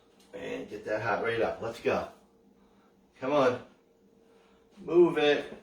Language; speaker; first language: English; native; English